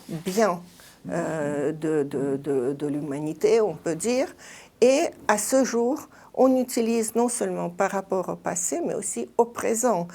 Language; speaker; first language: French; non-native, fluent; Russian